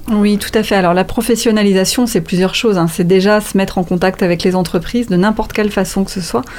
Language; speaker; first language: French; native; French